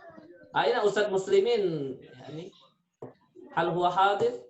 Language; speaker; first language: Arabic; non-native, fluent; Indonesian